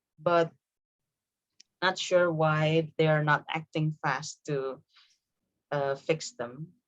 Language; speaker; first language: English; non-native, fluent; Indonesian